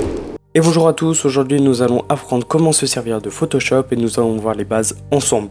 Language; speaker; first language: French; native; French